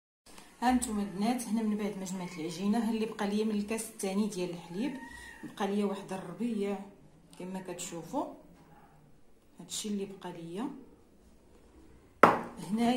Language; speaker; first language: Arabic; native; Arabic